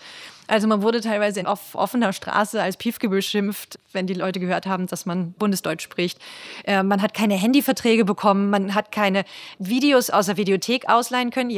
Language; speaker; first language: German; native; German